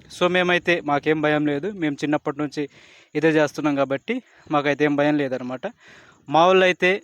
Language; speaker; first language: Telugu; non-native, local second language; Koya